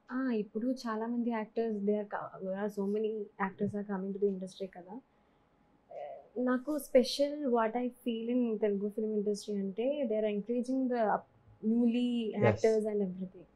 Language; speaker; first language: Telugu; non-native, learner; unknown